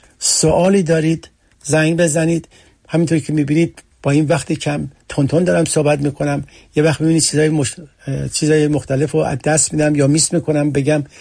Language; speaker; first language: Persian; early bilingual, heritage; Persian